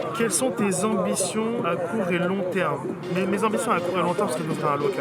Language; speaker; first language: French; native; French